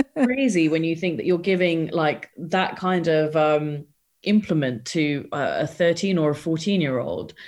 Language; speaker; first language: English; native; English